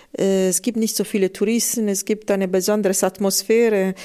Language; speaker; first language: German; non-native, fluent; Italian